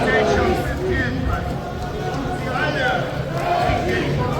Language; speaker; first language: German; non-native, fluent; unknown